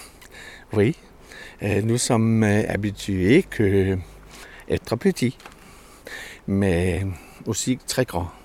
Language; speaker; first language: French; non-native, learner; Danish